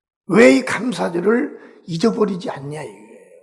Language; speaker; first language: Korean; native; Korean